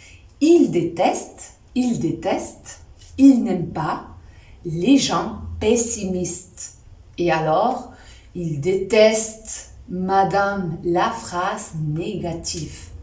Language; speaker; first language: French; non-native, fluent; Spanish